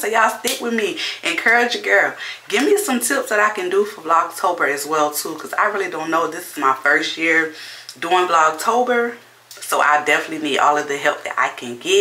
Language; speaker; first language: English; native; English